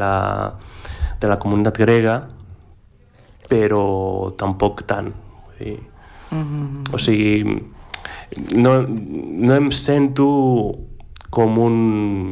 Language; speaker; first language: Catalan; non-native, fluent; Greek